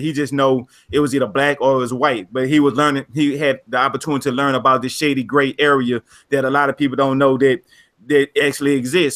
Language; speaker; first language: English; native; English